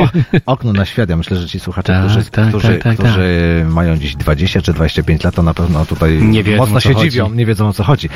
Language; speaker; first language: Polish; native; Polish